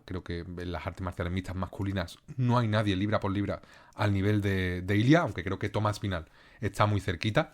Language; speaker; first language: Spanish; native; Spanish